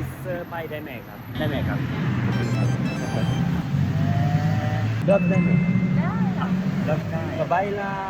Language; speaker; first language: Thai; non-native, learner; Japanese